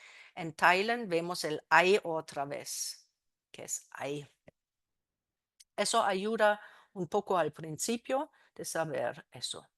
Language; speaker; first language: Spanish; non-native, fluent; German